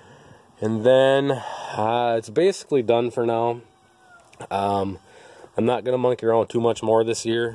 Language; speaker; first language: English; native; English